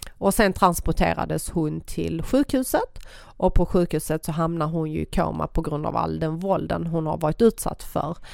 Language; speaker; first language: Swedish; early bilingual, other home language; Persian